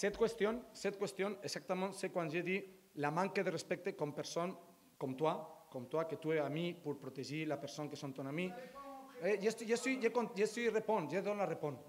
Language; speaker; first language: French; non-native, learner; Spanish